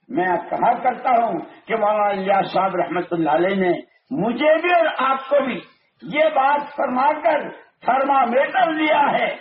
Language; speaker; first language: Urdu; non-native, local second language; Gujarati